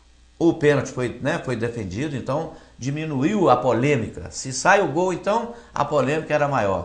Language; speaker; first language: Portuguese; native; Portuguese